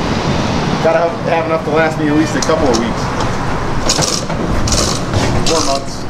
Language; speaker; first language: English; native; English